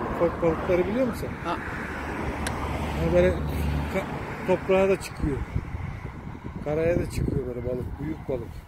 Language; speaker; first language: Turkish; native; Turkish